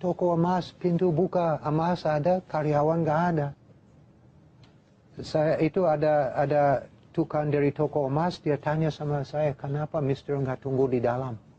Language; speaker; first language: Indonesian; non-native, learner; English